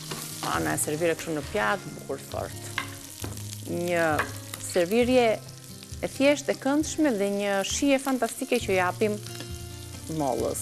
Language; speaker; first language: Albanian; native; Albanian